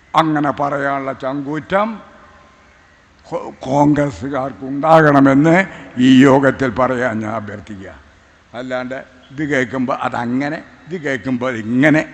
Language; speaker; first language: Malayalam; native; Malayalam